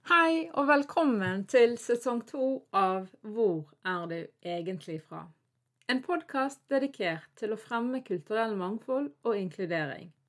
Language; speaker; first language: Norwegian; early bilingual, other home language; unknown